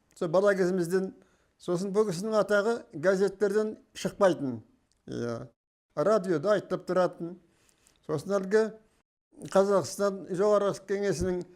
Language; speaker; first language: Kazakh; native; Kazakh